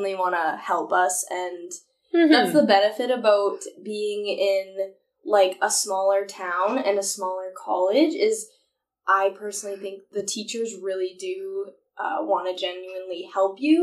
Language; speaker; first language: English; native; English